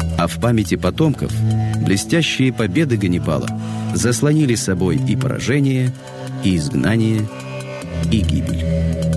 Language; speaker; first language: Russian; native; Russian